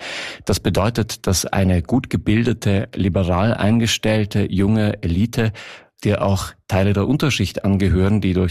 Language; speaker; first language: German; native; German